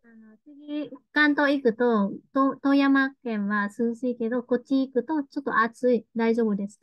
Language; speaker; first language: Japanese; non-native, fluent; Vietnamese